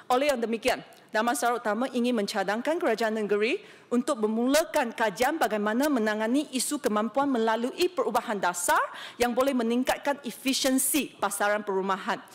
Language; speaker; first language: Malay; non-native, local second language; Chinese